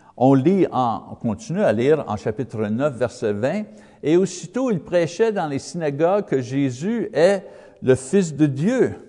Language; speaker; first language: French; non-native, learner; English